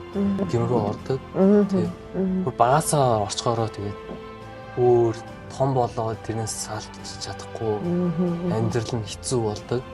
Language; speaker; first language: Mongolian; early bilingual, heritage; Mongolian